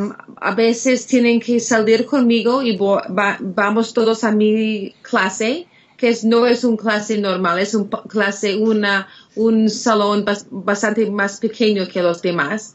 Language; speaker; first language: Spanish; non-native, fluent; English